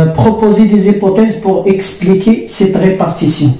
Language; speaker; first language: French; non-native, local second language; Arabic